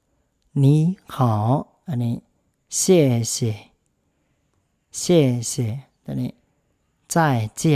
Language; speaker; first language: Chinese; non-native, fluent; Lao